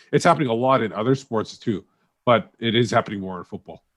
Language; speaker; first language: English; native; English